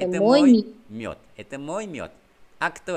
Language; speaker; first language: Russian; non-native, fluent; Vietnamese